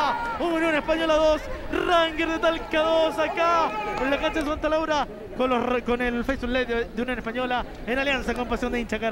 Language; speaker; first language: Spanish; native; Spanish